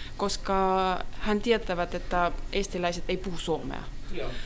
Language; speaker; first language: Finnish; non-native, learner; Estonian